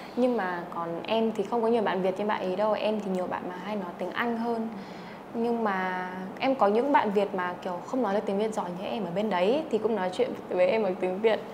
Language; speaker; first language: Vietnamese; early bilingual, heritage; Czech